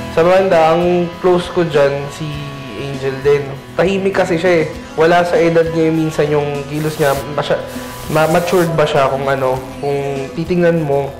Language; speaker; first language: Filipino; native; Filipino